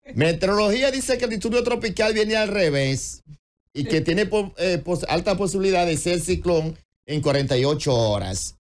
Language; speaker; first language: Spanish; native; Spanish